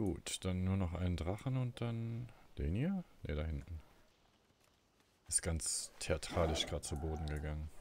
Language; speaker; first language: German; native; German